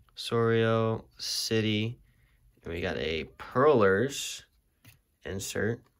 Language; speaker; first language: English; native; English